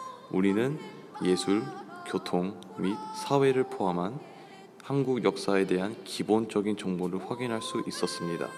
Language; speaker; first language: Korean; non-native, learner; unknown